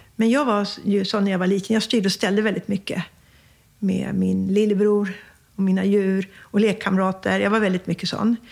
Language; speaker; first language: Swedish; native; Swedish